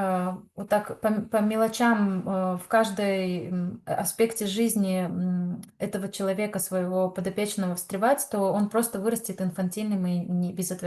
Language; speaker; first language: Russian; native; Russian